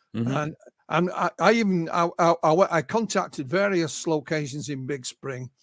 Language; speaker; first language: English; native; English